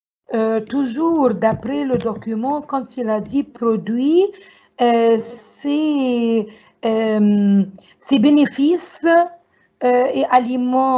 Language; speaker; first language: French; non-native, learner; Arabic